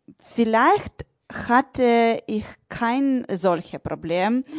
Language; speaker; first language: German; non-native, learner; Ukrainian